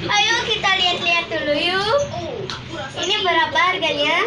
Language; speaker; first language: Indonesian; native; Indonesian